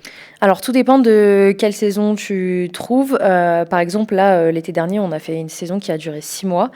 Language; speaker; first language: French; native; French